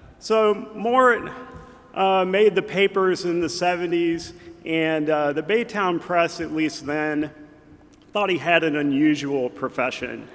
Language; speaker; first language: English; native; English